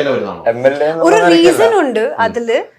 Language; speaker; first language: Malayalam; early bilingual, heritage; Malayalam